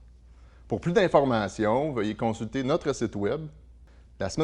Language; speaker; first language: French; native; French